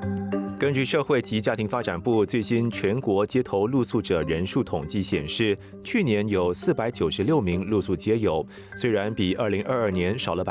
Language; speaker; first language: Chinese; native; Chinese